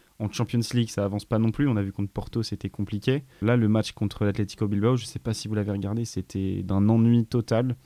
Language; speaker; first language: French; native; French